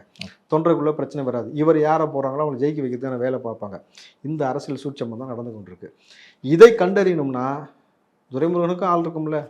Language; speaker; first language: Tamil; native; Tamil